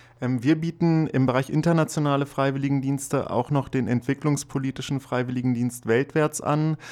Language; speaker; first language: German; native; German